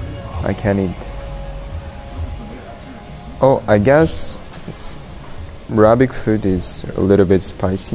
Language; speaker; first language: English; non-native, learner; Russian